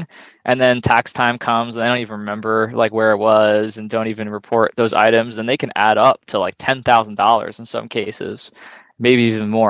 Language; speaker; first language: English; native; English